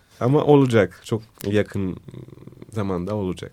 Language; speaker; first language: Turkish; non-native, fluent; Greek